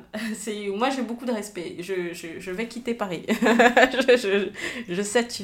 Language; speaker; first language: French; native; French